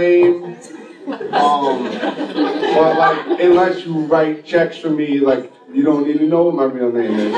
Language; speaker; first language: English; native; English